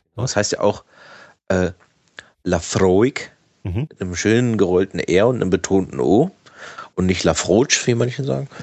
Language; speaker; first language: German; native; German